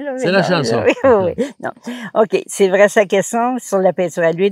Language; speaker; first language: French; native; French